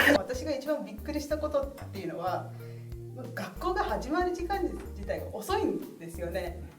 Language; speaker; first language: Japanese; non-native, fluent; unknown